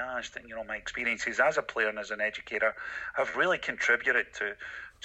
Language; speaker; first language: English; native; English